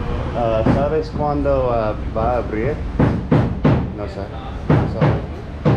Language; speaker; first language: Spanish; non-native, learner; English